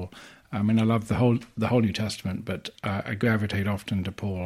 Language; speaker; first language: English; native; English